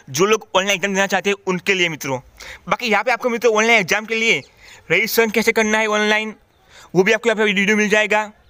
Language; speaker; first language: Hindi; non-native, local second language; Gujarati